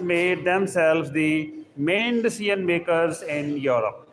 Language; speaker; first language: English; non-native, local second language; Urdu